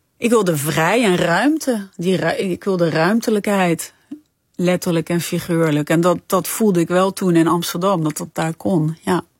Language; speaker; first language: Dutch; early bilingual, other home language; French